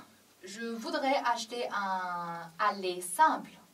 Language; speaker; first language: French; non-native, learner; Chinese